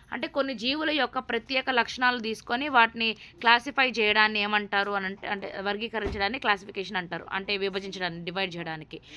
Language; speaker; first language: Telugu; non-native, local second language; Hindi